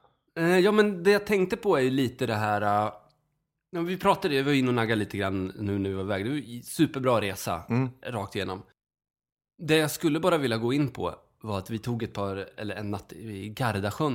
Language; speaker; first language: Swedish; native; Swedish